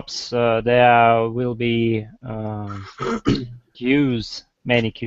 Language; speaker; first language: English; non-native, fluent; Russian